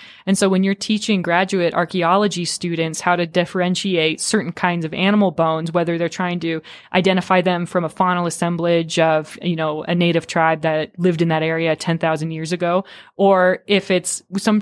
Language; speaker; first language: English; native; English